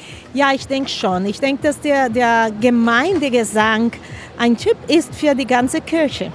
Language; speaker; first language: German; non-native, fluent; Spanish